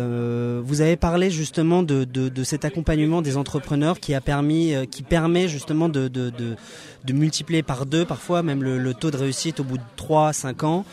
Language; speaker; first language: French; native; French